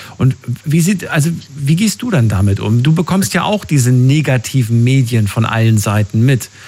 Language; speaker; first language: German; native; German